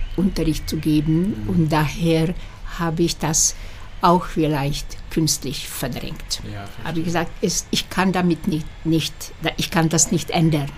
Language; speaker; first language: German; non-native, fluent; Slovak